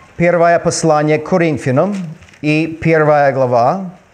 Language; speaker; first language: Russian; non-native, learner; English